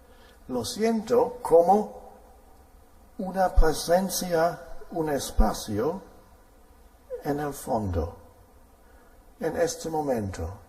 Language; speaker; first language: Spanish; non-native, fluent; German